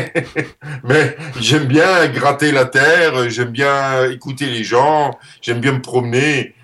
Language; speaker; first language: French; non-native, fluent; Dutch